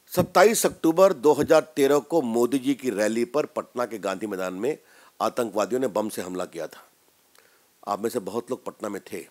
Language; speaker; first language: Hindi; native; Hindi